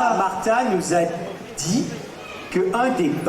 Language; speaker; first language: French; native; French